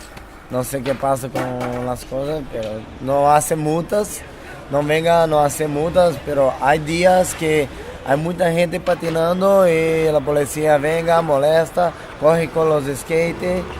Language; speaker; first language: Spanish; non-native, fluent; Portuguese